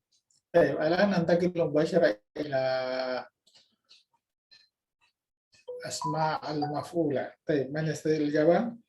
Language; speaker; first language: Arabic; non-native, fluent; Indonesian